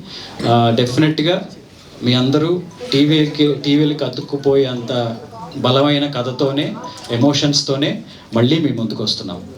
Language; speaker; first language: Telugu; native; Telugu